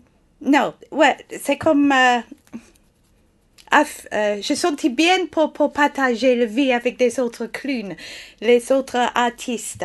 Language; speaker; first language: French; non-native, learner; English